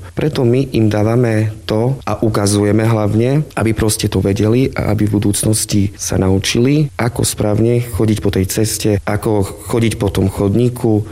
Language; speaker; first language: Slovak; non-native, local second language; Romany